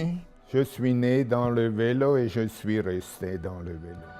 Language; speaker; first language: French; non-native, local second language; German